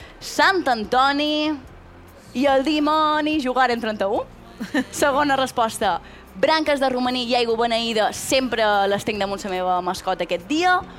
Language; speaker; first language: Catalan; native; Catalan